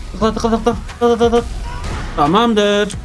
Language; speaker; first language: Turkish; native; Turkish